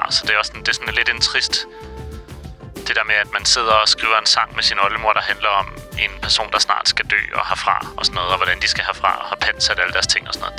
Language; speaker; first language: Danish; native; Danish